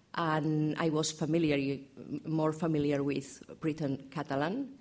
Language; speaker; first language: English; non-native, learner; Catalan